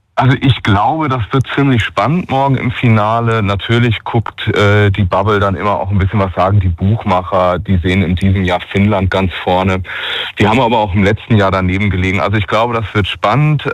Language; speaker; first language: German; native; German